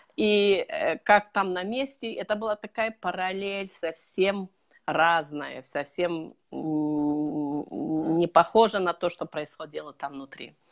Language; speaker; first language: Russian; non-native, local second language; Chechen